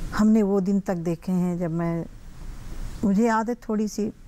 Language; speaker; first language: Hindi; native; Hindi